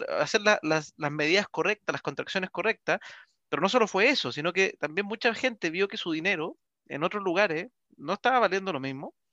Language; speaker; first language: Spanish; native; Spanish